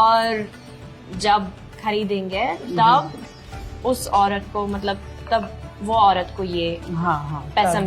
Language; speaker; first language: Hindi; native; Hindi